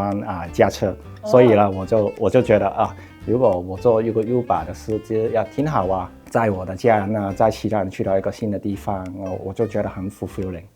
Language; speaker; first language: Chinese; non-native, local second language; Cantonese